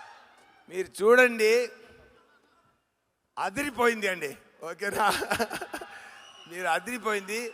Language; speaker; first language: Telugu; non-native, learner; Tamil